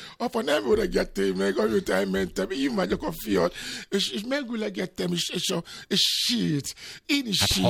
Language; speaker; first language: Hungarian; non-native, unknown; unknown